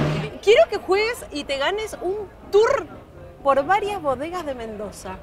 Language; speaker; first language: Spanish; native; Spanish